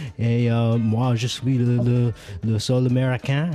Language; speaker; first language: French; non-native, learner; English